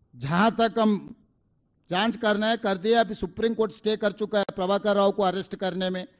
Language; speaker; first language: Hindi; non-native, local second language; Telugu